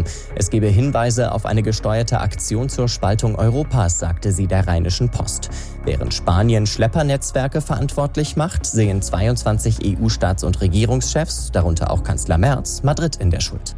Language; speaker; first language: German; native; German